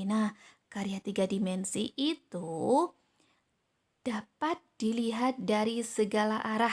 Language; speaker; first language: Indonesian; native; Indonesian